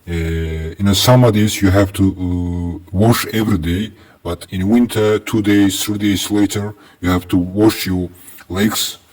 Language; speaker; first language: English; non-native, learner; Azerbaijani